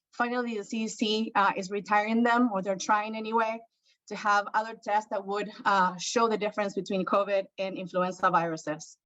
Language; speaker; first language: English; non-native, fluent; Spanish